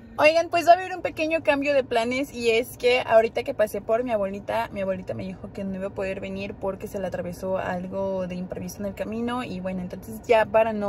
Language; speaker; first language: Spanish; native; Spanish